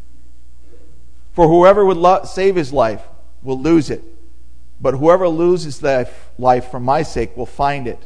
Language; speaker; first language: English; native; English